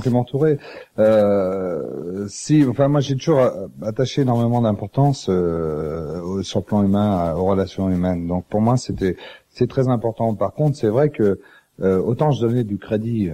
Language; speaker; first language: French; native; French